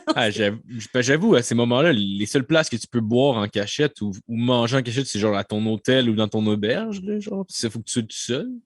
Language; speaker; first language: French; native; French